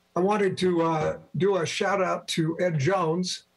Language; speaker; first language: English; native; English